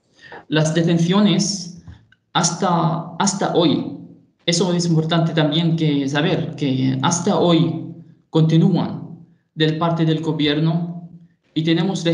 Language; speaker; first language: Spanish; non-native, fluent; Arabic